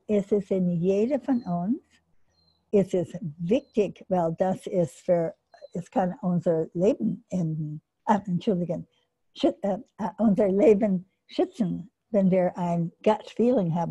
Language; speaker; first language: German; non-native, learner; English